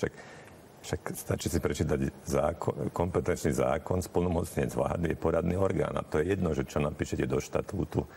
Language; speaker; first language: Slovak; non-native, local second language; Hungarian